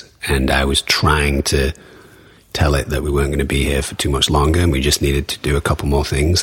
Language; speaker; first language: English; native; English